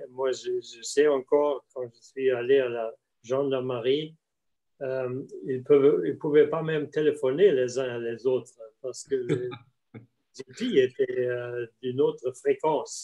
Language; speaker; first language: French; non-native, fluent; German